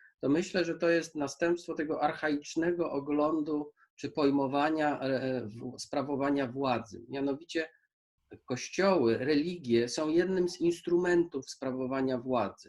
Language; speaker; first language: Polish; native; Polish